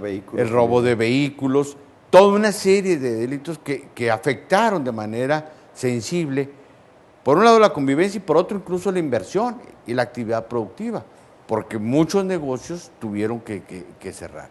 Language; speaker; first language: Spanish; native; Spanish